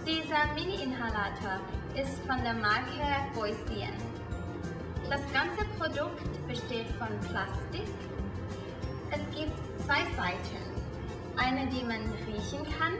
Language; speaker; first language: German; non-native, fluent; Thai